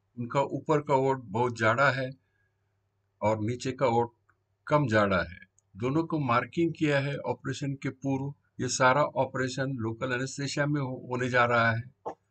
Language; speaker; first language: Hindi; non-native, local second language; Marathi